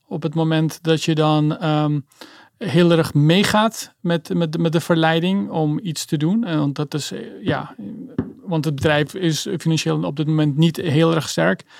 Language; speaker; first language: Dutch; early bilingual, other home language; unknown